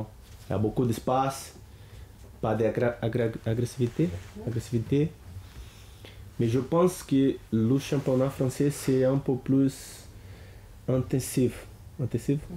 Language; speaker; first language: French; non-native, learner; Portuguese